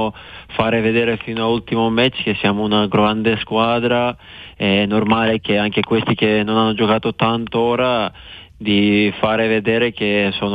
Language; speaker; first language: Italian; non-native, fluent; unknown